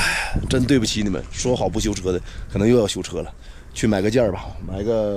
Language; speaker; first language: Chinese; native; Chinese